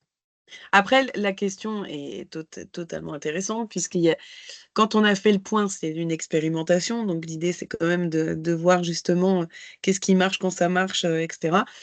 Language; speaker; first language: French; native; French